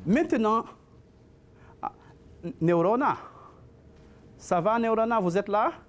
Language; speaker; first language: French; non-native, fluent; Spanish